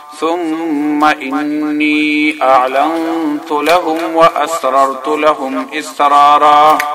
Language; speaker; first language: Urdu; non-native, local second language; Pashto